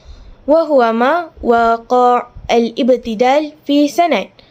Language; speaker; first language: Arabic; non-native, learner; Malay